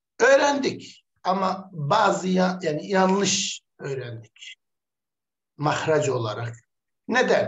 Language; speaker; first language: Turkish; non-native, learner; Arabic